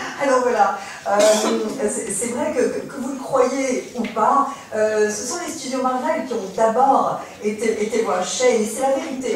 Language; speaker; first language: French; native; French